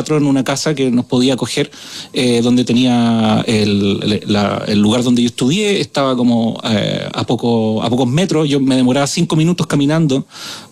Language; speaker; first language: Spanish; native; Spanish